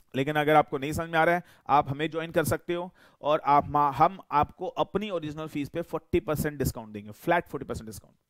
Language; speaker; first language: Hindi; native; Hindi